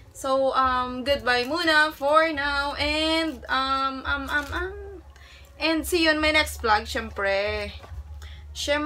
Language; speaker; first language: English; non-native, local second language; Filipino